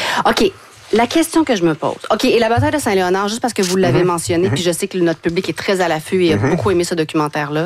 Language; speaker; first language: French; native; French